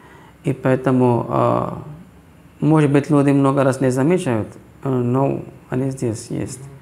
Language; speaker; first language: Russian; non-native, fluent; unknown